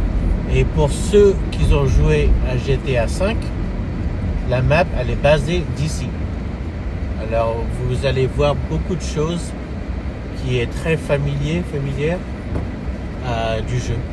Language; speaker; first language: French; early bilingual, heritage; French